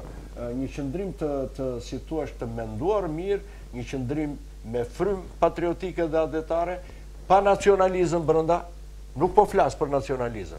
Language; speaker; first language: Albanian; native; Albanian